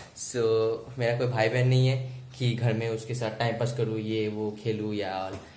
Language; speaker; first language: Hindi; non-native, local second language; Bangla